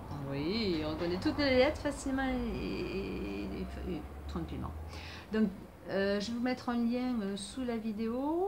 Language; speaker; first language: French; native; French